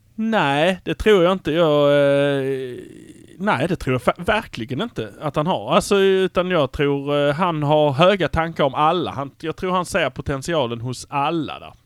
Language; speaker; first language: Swedish; native; Swedish